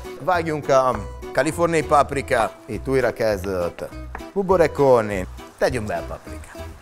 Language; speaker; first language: Hungarian; non-native, fluent; Italian